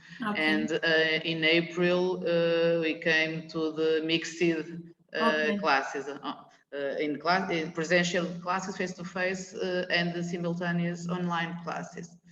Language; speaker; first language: English; non-native, learner; Portuguese